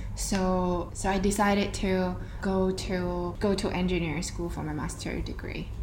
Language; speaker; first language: English; non-native, fluent; Chinese